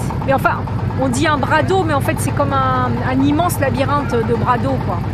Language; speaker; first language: French; native; French